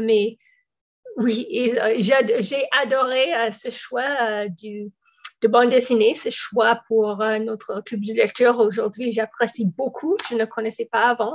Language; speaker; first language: French; non-native, fluent; English